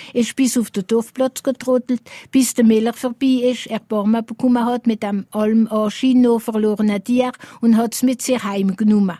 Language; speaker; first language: German; non-native, local second language; Swiss German